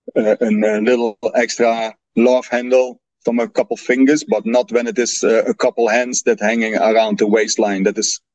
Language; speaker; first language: English; non-native, fluent; Dutch